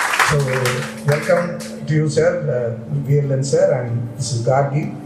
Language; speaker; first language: English; non-native, local second language; Tamil